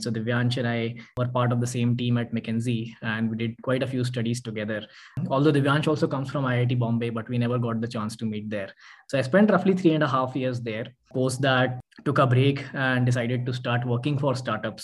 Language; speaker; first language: English; non-native, local second language; Hindi